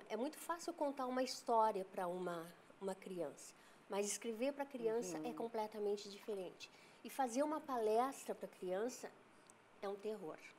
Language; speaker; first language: Portuguese; native; Portuguese